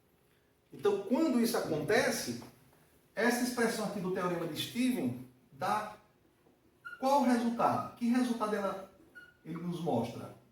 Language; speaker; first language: Portuguese; native; Portuguese